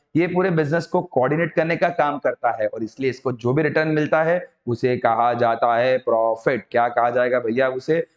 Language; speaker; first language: Hindi; native; Hindi